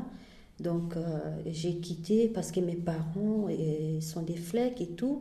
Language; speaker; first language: French; non-native, fluent; Portuguese